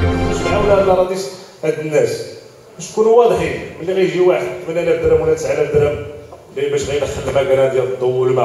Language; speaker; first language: Arabic; native; Arabic